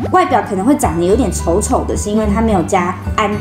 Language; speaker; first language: Chinese; native; Chinese